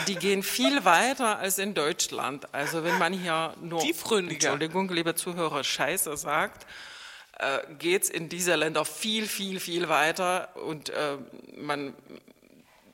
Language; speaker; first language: German; non-native, fluent; Czech